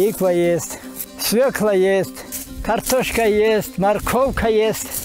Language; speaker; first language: Russian; non-native, local second language; Avaric